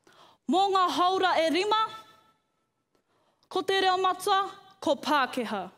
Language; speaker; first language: Māori; non-native, local second language; English